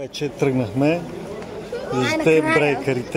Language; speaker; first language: Bulgarian; native; Bulgarian